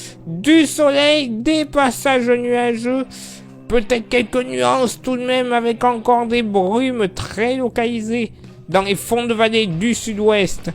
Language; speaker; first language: French; native; French